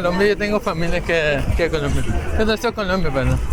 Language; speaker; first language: Spanish; early bilingual, heritage; Spanish